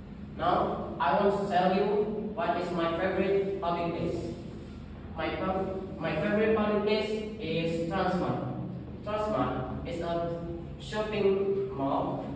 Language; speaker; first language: English; non-native, learner; Indonesian